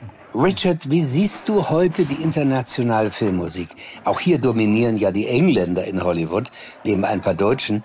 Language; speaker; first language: German; native; German